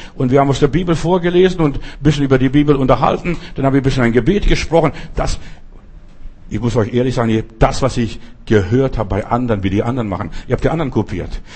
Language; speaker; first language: German; non-native, fluent; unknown